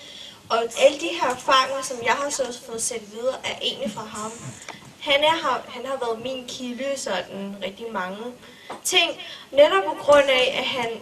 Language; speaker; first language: Danish; early bilingual, other home language; Vietnamese